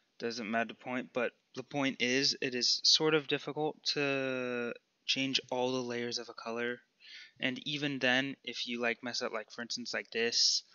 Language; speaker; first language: English; native; English